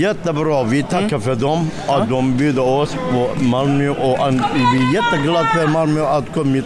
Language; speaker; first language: Swedish; non-native, learner; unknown